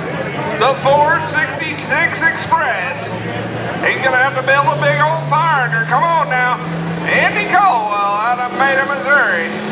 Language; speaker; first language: English; native; English